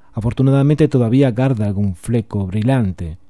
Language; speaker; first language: Spanish; non-native, local second language; Galician